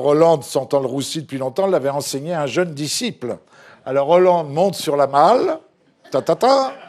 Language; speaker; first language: French; native; French